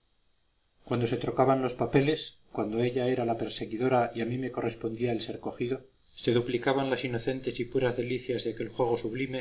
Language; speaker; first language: Spanish; native; Spanish